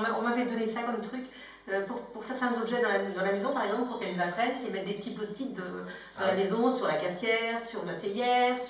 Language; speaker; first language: French; native; French